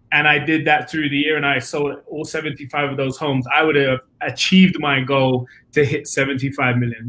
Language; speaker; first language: English; native; English